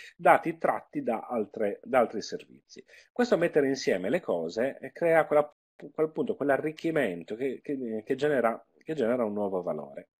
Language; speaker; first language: Italian; native; Italian